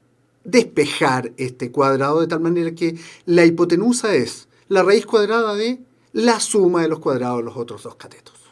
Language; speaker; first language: Spanish; native; Spanish